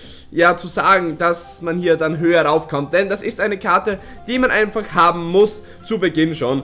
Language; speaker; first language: German; native; German